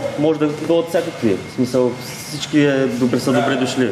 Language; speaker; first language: Bulgarian; native; Bulgarian